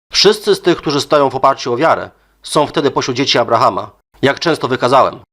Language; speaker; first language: Polish; native; Polish